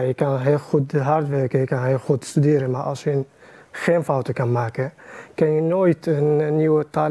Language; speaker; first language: Dutch; non-native, learner; Arabic